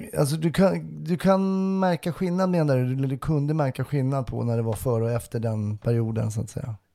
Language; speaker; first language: Swedish; native; Swedish